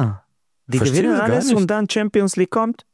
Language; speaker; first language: German; non-native, learner; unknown